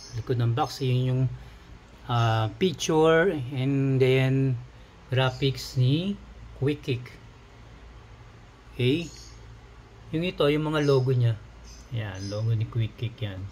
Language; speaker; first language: Filipino; native; Filipino